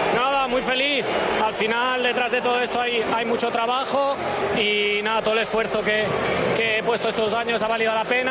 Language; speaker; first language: Spanish; native; Spanish